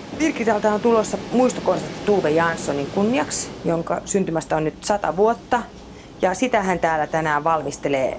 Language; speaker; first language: Finnish; native; Finnish